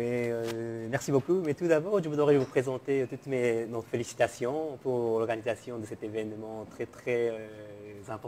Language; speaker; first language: French; non-native, fluent; Japanese